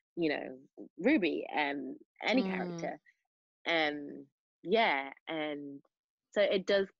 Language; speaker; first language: English; native; English